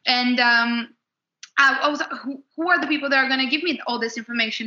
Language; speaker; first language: English; non-native, fluent; Portuguese